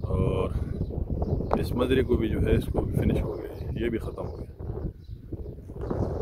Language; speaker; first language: Urdu; non-native, local second language; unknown